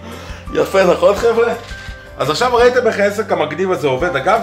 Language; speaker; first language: Hebrew; native; Hebrew